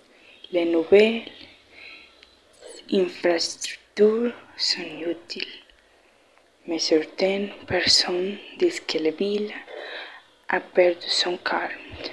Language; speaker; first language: French; non-native, learner; Spanish